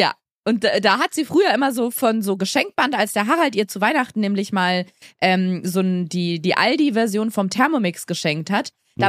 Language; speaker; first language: German; native; German